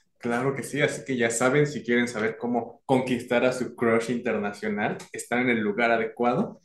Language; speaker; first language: Spanish; native; Spanish